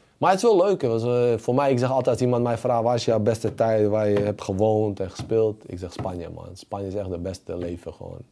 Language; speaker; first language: Dutch; early bilingual, other home language; Bosnian